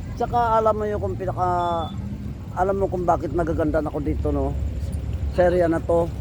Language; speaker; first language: Filipino; non-native, local second language; Hiligaynon